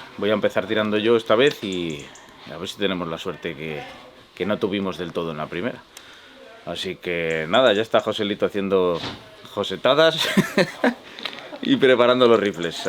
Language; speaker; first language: Spanish; native; Spanish